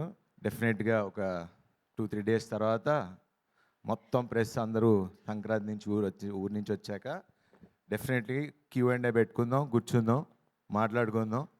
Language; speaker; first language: Telugu; native; Telugu